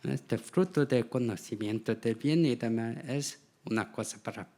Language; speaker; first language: Spanish; non-native, learner; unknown